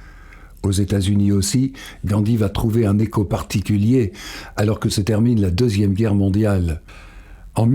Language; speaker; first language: French; native; French